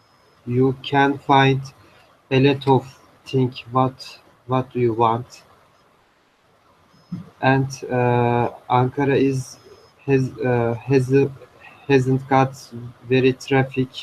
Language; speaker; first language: English; non-native, learner; Turkish